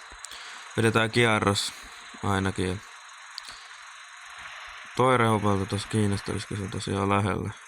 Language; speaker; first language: Finnish; native; Finnish